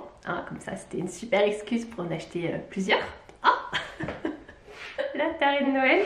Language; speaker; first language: French; native; French